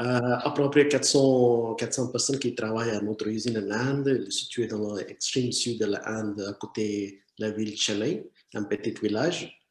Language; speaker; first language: French; non-native, learner; Tamil